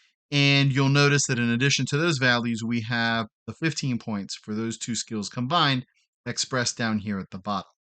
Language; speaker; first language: English; native; English